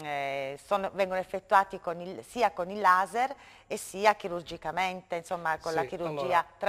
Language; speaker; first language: Italian; native; Italian